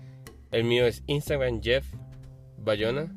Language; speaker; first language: Spanish; native; Spanish